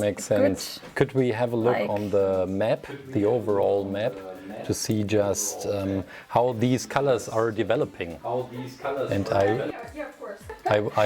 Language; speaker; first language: English; non-native, fluent; German